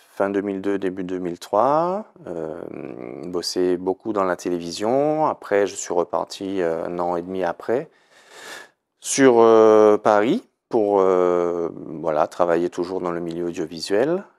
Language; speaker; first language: French; native; French